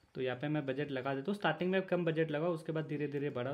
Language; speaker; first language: Hindi; non-native, local second language; Marathi